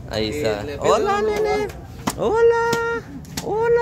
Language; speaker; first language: Spanish; native; Spanish